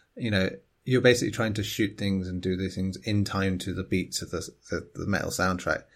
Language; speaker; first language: English; native; English